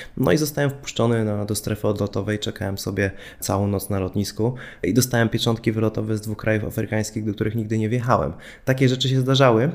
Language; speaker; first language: Polish; native; Polish